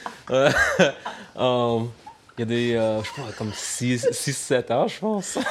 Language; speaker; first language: French; early bilingual, heritage; French